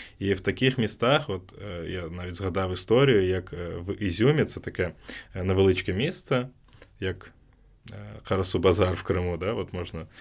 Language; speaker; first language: Ukrainian; non-native, local second language; Crimean Tatar